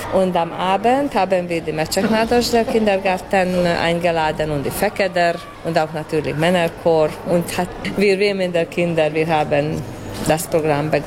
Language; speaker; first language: German; native; German